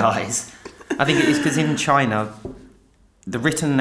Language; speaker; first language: English; native; English